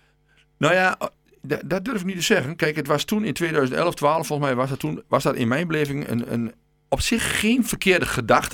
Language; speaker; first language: Dutch; native; Dutch